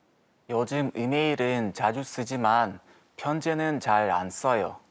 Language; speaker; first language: Korean; non-native, learner; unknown